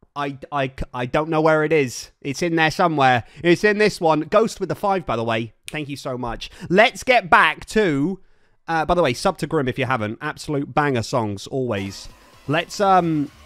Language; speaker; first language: English; native; English